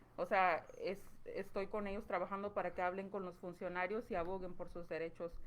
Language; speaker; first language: Spanish; early bilingual, heritage; Spanish